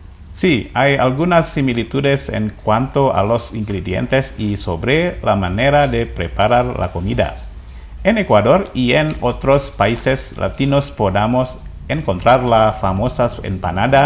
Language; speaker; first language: Spanish; non-native, fluent; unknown